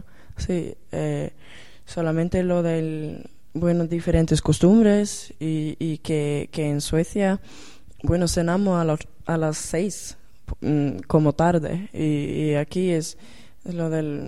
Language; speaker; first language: Spanish; non-native, learner; Swedish